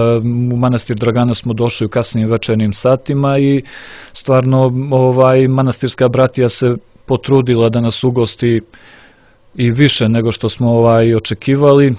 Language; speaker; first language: Croatian; native; Croatian